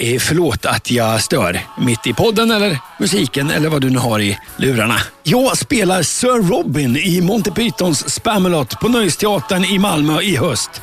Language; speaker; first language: Swedish; native; Swedish